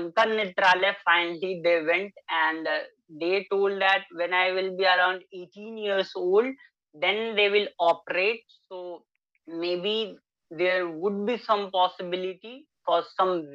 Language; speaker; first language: English; non-native, local second language; Hindi